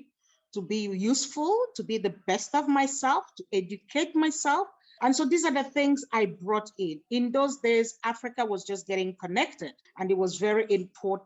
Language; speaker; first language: English; non-native, local second language; Igbo